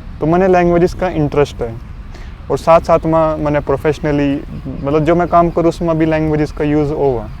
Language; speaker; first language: Hindi; native; Hindi